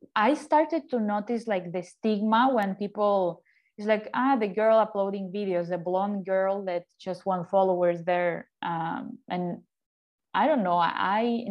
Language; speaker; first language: English; non-native, fluent; Ukrainian